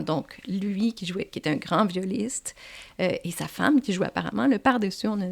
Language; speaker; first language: French; native; French